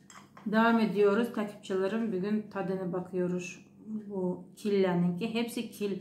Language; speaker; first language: Turkish; non-native, learner; Russian